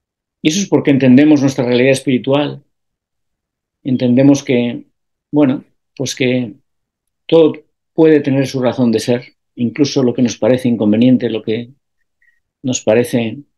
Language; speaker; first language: Spanish; native; Spanish